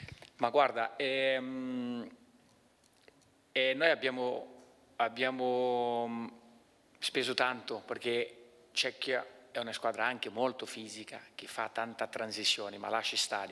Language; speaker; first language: Italian; non-native, fluent; Portuguese